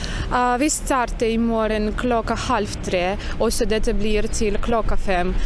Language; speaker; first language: Norwegian; non-native, learner; Ukrainian